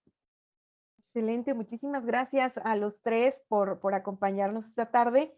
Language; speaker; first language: Spanish; native; Spanish